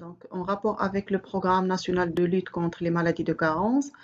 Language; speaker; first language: French; non-native, local second language; Arabic